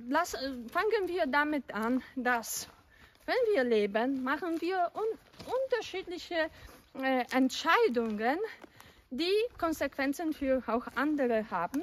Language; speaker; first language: German; non-native, fluent; Polish